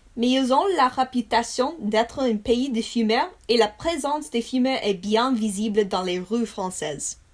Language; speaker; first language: French; non-native, learner; English